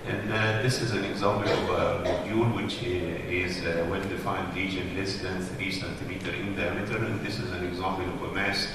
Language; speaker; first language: English; non-native, fluent; Arabic